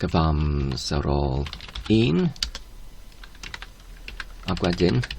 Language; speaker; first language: Welsh; non-native, learner; Polish